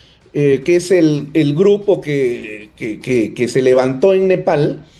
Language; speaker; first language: Spanish; native; Spanish